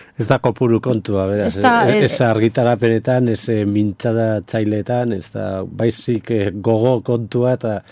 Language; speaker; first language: Basque; native; Basque